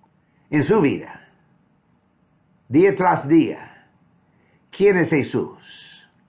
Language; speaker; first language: Spanish; non-native, fluent; English